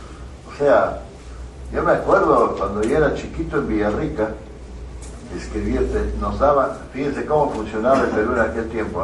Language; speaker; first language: Spanish; native; Spanish